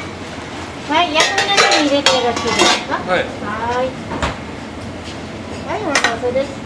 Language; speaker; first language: Japanese; native; Japanese